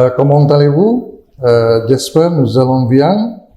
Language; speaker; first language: French; non-native, learner; Indonesian